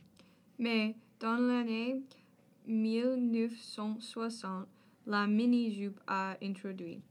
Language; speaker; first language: French; non-native, learner; English